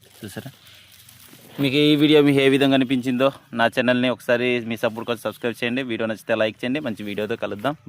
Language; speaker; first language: Telugu; non-native, local second language; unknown